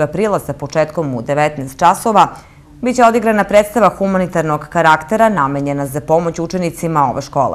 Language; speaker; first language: Serbian; native; Serbian